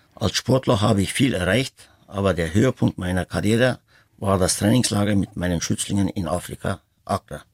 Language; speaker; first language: German; early bilingual, other home language; Turkish